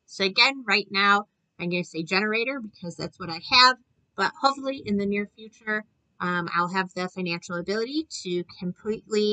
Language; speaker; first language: English; native; English